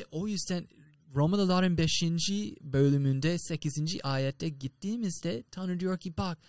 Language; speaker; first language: Turkish; non-native, fluent; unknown